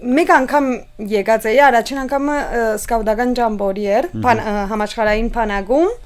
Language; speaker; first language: Armenian; early bilingual, heritage; Armenian